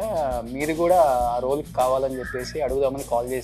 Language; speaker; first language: Telugu; native; Telugu